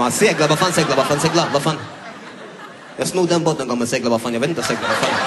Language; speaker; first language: Swedish; native; Swedish